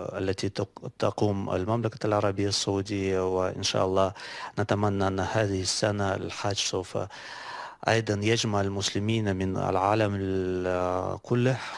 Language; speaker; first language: Arabic; non-native, fluent; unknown